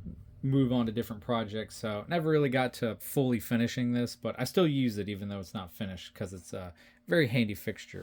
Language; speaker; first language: English; native; English